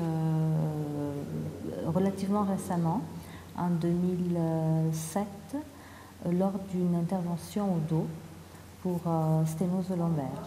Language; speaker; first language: French; non-native, fluent; Italian